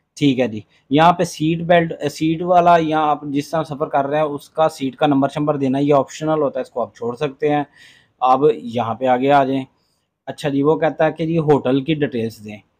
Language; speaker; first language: Urdu; non-native, local second language; Punjabi